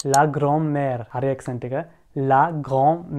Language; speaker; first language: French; early bilingual, other home language; Sinhala